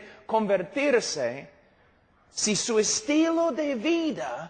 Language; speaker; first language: Spanish; non-native, fluent; English